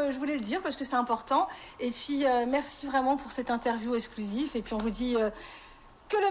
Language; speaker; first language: French; native; French